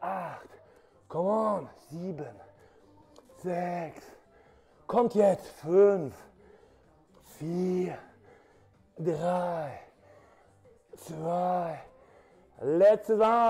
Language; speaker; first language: German; native; German